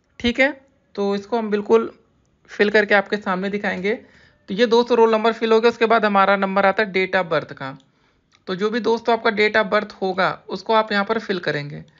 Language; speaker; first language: Hindi; native; Hindi